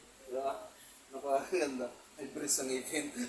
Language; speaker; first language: Filipino; native; Filipino